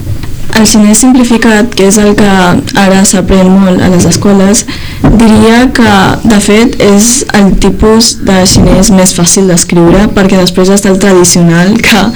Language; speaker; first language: Catalan; early bilingual, other home language; Chinese